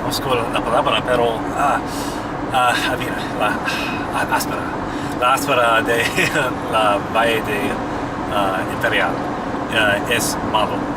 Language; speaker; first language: Spanish; non-native, learner; English